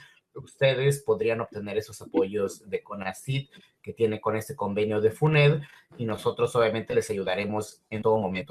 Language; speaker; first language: Spanish; native; Spanish